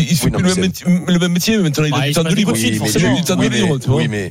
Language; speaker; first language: French; native; French